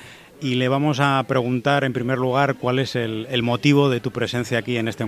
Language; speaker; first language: Spanish; native; Spanish